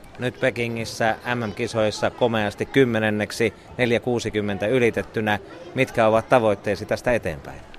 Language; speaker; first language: Finnish; native; Finnish